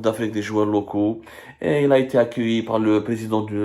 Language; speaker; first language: French; non-native, local second language; Arabic